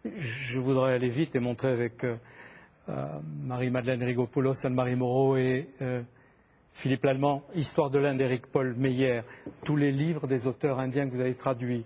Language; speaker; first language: French; native; French